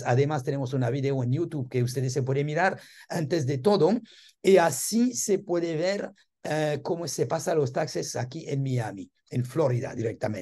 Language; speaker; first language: Spanish; non-native, learner; French